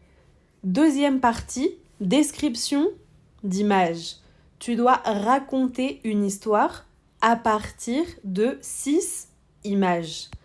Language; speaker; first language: French; non-native, fluent; Spanish